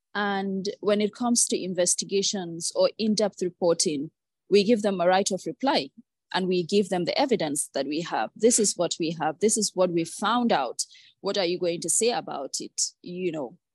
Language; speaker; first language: English; non-native, local second language; Hausa